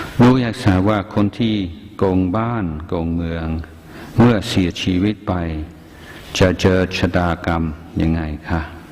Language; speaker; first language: Thai; non-native, fluent; English